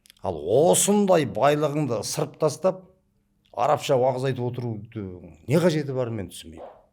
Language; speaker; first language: Kazakh; early bilingual, heritage; Kazakh